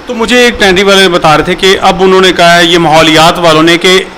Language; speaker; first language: Urdu; non-native, local second language; Punjabi